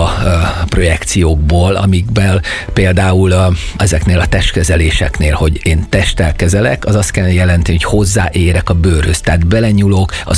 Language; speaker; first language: Hungarian; native; Hungarian